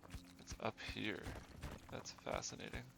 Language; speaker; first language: English; native; English